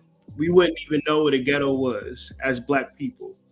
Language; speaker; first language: English; native; English